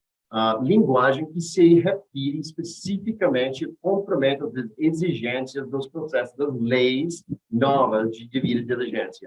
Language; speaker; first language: Portuguese; non-native, fluent; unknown